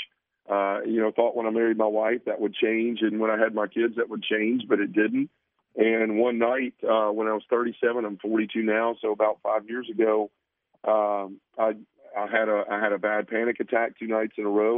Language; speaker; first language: English; native; English